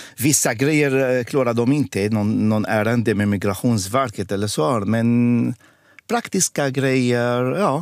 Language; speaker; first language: Swedish; non-native, fluent; Arabic